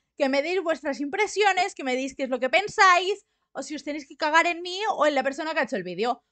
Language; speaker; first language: Spanish; native; Spanish